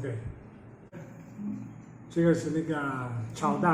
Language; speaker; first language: Chinese; non-native, fluent; Italian